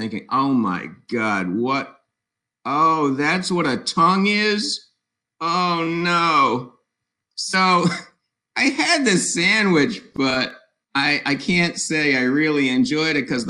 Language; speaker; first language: English; native; English